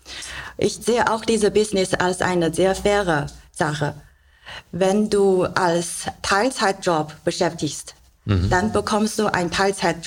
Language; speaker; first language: German; non-native, learner; Chinese